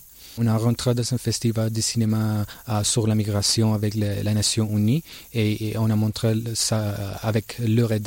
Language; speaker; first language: French; non-native, learner; Spanish